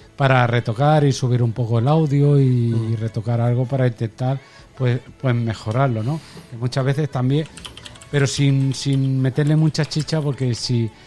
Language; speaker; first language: Spanish; native; Spanish